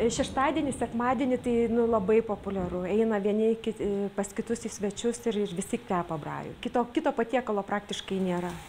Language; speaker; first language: Lithuanian; native; Lithuanian